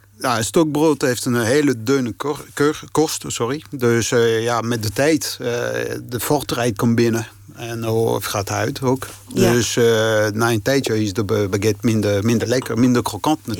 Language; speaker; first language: Dutch; non-native, fluent; French